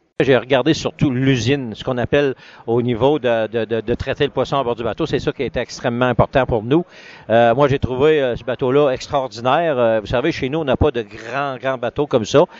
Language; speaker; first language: French; native; French